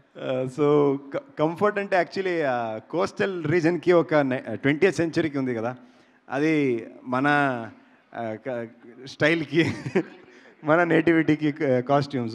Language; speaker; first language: Telugu; non-native, local second language; Kannada